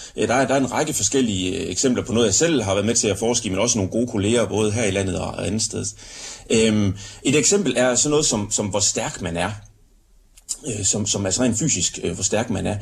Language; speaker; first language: Danish; native; Danish